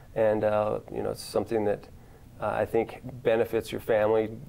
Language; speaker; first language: English; native; English